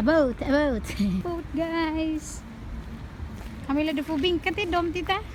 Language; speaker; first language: Swedish; non-native, fluent; Filipino